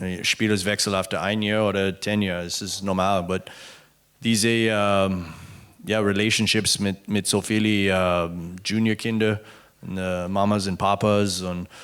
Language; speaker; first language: German; non-native, learner; English